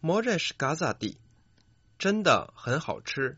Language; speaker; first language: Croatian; non-native, fluent; Chinese